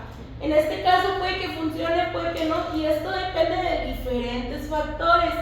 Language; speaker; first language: Spanish; native; Spanish